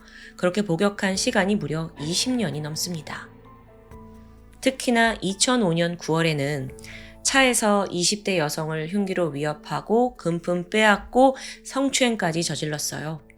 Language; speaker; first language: Korean; native; Korean